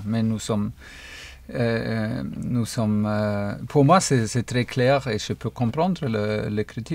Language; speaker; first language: French; non-native, fluent; German